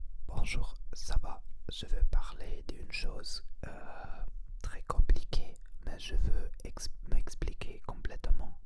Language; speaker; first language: French; non-native, learner; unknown